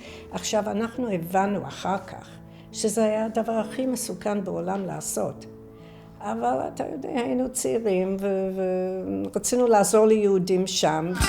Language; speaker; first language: Hebrew; non-native, fluent; English